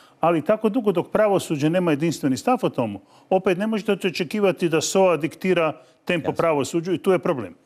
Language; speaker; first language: Croatian; native; Croatian